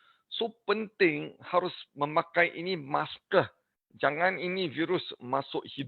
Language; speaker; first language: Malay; non-native, learner; English